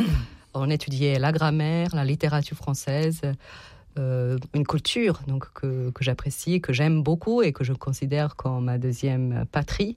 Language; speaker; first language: French; non-native, fluent; Serbian